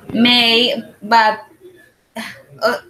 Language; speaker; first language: English; non-native, learner; Spanish